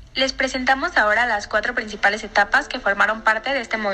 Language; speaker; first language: Spanish; native; Spanish